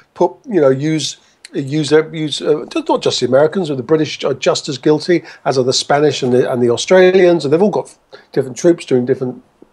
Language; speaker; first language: English; native; English